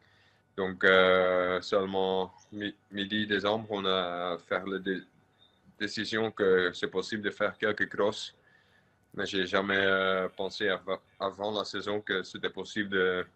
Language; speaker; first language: French; non-native, local second language; Dutch